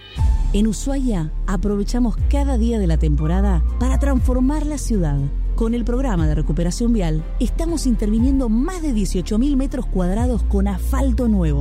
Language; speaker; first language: Spanish; native; Spanish